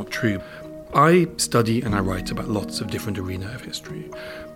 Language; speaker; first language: English; native; English